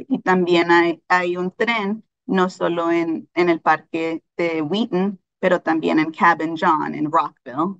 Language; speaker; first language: Spanish; early bilingual, heritage; Spanish